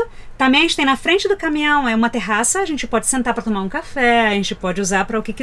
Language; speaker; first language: Portuguese; native; Portuguese